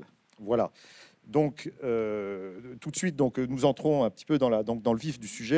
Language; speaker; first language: French; native; French